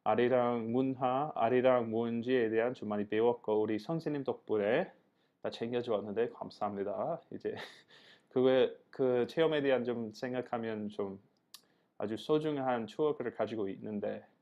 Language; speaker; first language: Korean; non-native, learner; English